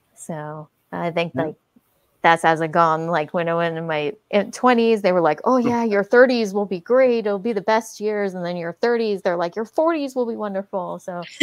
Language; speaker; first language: English; native; English